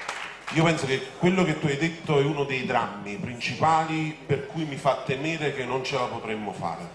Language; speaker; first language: Italian; native; Italian